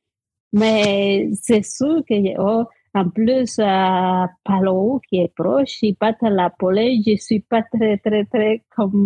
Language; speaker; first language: French; non-native, fluent; Spanish